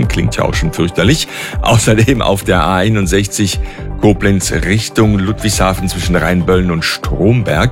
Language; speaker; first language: German; native; German